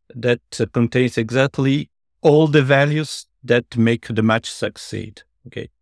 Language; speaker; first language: English; non-native, fluent; Italian